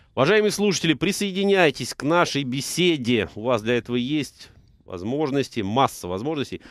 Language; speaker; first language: Russian; native; Russian